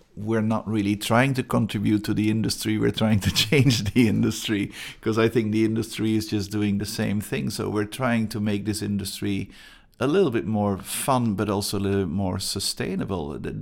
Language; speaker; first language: English; non-native, fluent; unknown